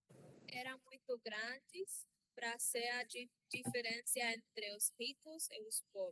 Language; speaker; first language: Portuguese; non-native, learner; Spanish